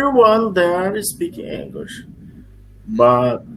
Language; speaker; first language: English; non-native, learner; Portuguese